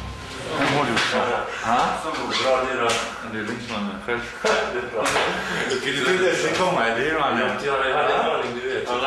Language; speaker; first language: Swedish; non-native, local second language; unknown